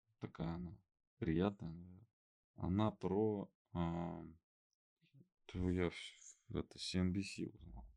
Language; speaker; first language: Russian; native; Russian